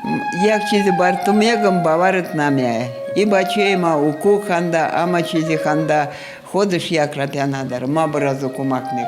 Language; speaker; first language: Persian; non-native, fluent; Russian